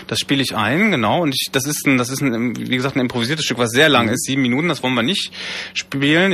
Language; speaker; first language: German; native; German